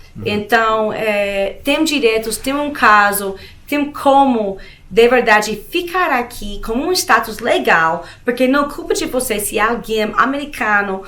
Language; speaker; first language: Portuguese; non-native, fluent; Spanish